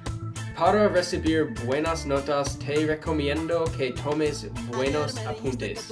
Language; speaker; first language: Spanish; non-native, learner; English